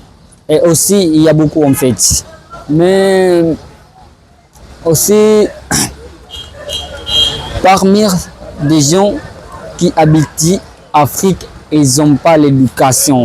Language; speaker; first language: French; non-native, learner; Swahili